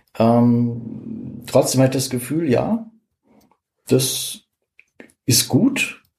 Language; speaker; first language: German; native; German